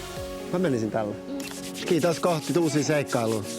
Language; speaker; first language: Finnish; native; Finnish